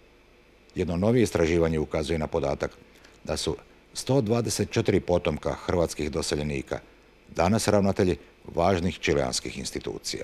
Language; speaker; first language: Bosnian; native; Bosnian